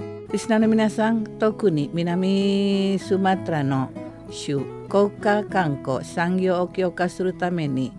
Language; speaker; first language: Japanese; non-native, fluent; Indonesian